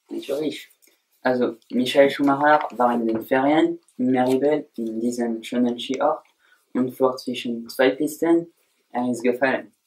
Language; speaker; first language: German; non-native, learner; French